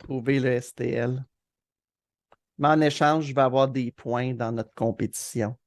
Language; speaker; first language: French; native; French